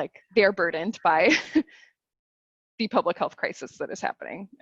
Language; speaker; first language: English; native; English